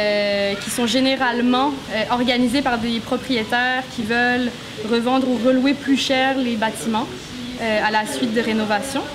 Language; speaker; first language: French; native; French